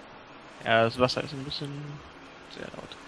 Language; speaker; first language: German; native; German